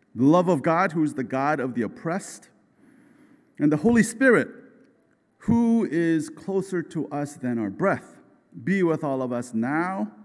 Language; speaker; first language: English; non-native, fluent; Korean